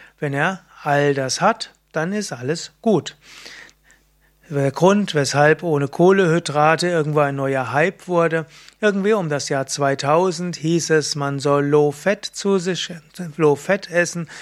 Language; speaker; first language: German; native; German